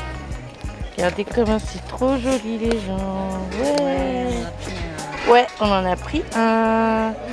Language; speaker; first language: French; native; French